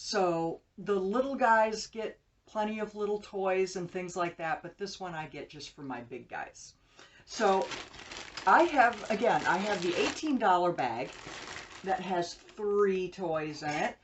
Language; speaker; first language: English; native; English